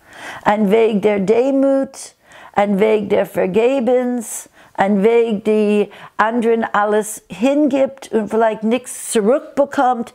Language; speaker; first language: German; non-native, fluent; English